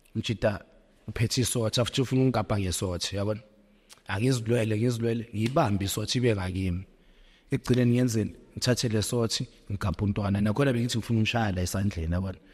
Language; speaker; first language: Zulu; native; Zulu